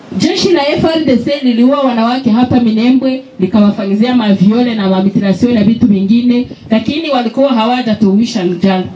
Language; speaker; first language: Swahili; non-native, local second language; Kinyarwanda